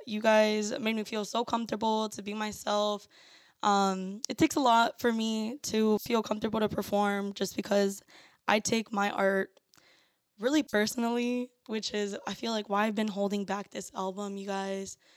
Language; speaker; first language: English; early bilingual, other home language; Spanish